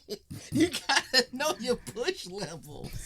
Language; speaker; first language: English; native; English